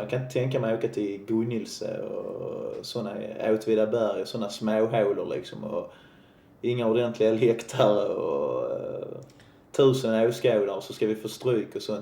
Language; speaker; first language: Swedish; native; Swedish